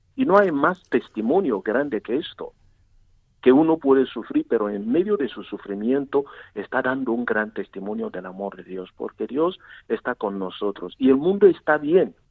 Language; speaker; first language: Spanish; non-native, fluent; Igbo